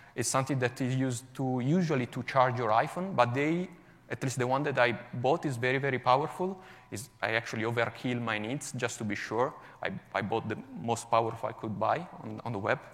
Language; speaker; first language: English; non-native, fluent; Italian